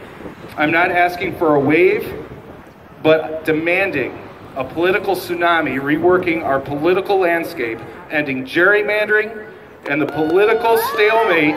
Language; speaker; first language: English; native; English